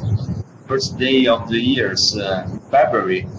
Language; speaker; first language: English; non-native, learner; Italian